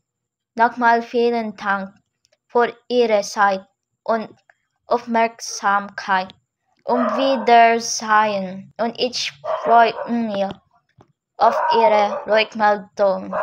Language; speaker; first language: German; non-native, learner; Filipino